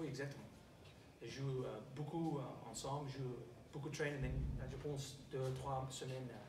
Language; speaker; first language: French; non-native, learner; English